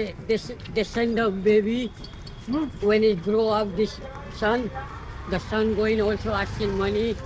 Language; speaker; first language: English; non-native, learner; Hindi